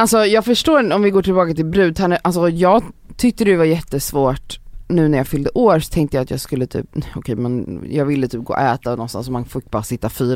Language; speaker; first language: Swedish; native; Swedish